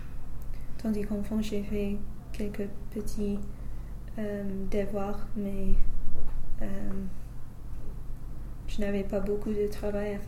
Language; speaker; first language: French; non-native, fluent; English